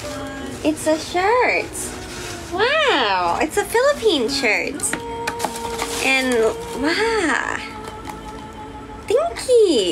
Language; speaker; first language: English; non-native, fluent; Thai